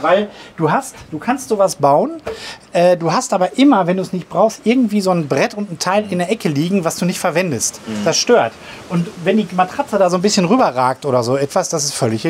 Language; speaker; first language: German; native; German